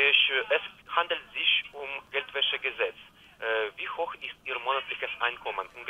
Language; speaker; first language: German; non-native, learner; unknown